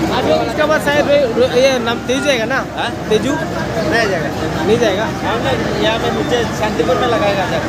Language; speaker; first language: Hindi; non-native, local second language; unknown